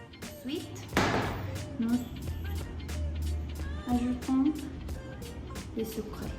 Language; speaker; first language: French; non-native, learner; Spanish